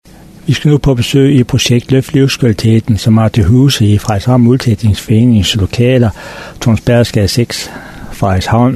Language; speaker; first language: Danish; native; Danish